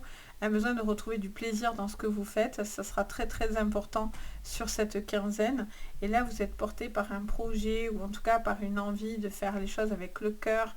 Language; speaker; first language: French; native; French